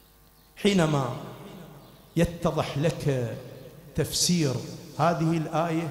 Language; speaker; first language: Arabic; native; Arabic